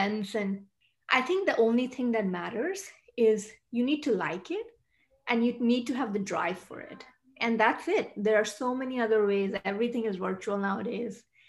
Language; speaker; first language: English; non-native, local second language; Hindi